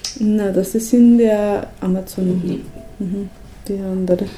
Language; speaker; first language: German; non-native, learner; Spanish